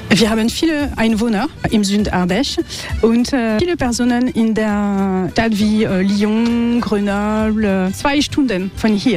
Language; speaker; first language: German; non-native, learner; French